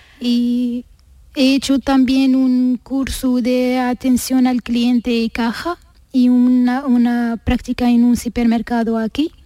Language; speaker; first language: Spanish; non-native, learner; Arabic